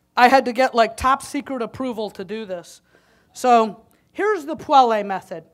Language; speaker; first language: English; native; English